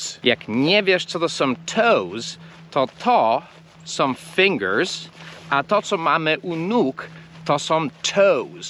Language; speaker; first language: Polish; early bilingual, heritage; English